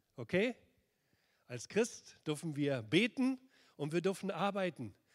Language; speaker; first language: German; native; German